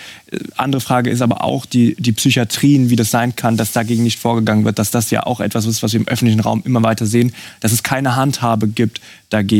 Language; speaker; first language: German; native; German